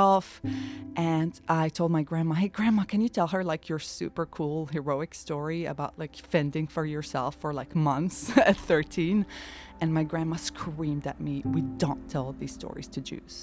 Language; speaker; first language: English; non-native, fluent; Arabic